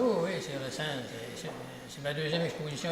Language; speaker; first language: French; native; French